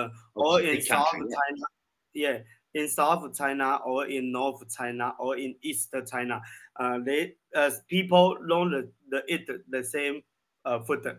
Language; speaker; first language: English; non-native, learner; Chinese